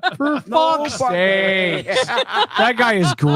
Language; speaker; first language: English; native; English